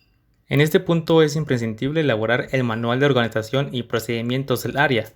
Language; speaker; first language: Spanish; native; Spanish